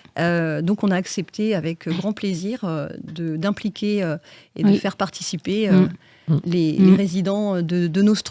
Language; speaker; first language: French; native; French